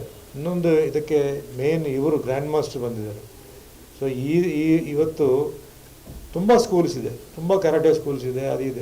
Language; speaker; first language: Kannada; non-native, local second language; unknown